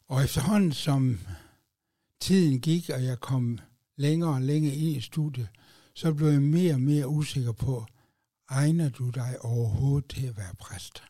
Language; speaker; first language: Danish; native; Danish